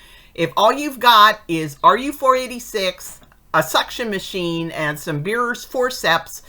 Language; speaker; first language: English; native; English